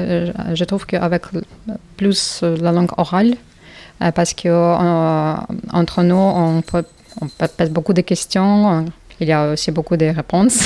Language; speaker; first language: French; non-native, learner; Ukrainian